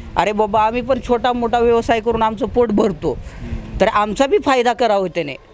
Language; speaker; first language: Marathi; native; Marathi